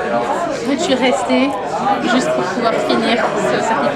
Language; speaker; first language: French; native; French